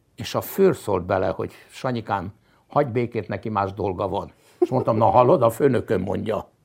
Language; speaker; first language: Hungarian; native; Hungarian